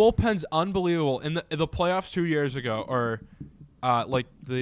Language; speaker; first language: English; native; English